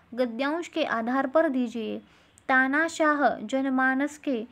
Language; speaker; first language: Hindi; non-native, local second language; Marathi